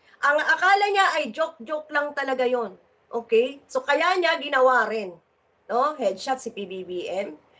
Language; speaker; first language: Filipino; native; Filipino